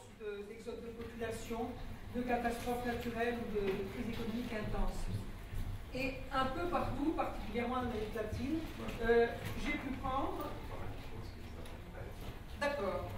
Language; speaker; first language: French; native; French